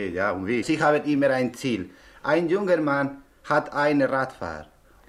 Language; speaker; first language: German; non-native, learner; Spanish